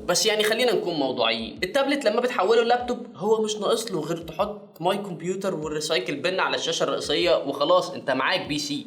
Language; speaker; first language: Arabic; native; Arabic